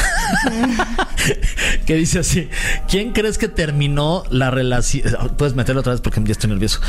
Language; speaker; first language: Spanish; native; Spanish